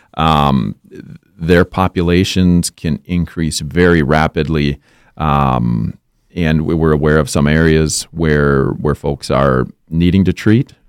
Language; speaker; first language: English; native; English